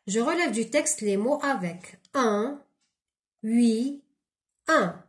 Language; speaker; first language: French; non-native, local second language; Arabic